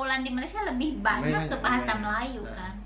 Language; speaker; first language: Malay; non-native, local second language; Sundanese